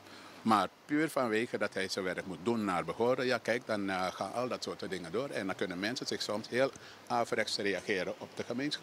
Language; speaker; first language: Dutch; native; Dutch